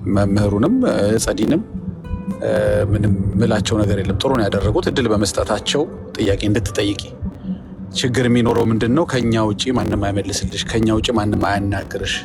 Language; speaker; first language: Amharic; native; Amharic